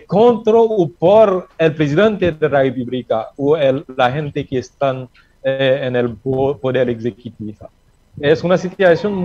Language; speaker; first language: Spanish; non-native, learner; Haitian Creole